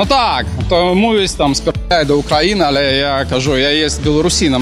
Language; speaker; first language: Polish; non-native, learner; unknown